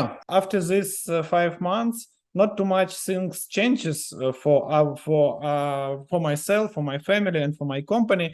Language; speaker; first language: English; non-native, learner; Ukrainian